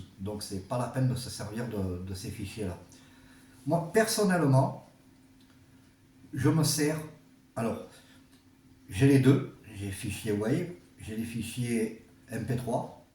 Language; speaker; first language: French; native; French